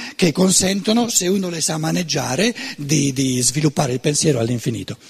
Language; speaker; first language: Italian; non-native, fluent; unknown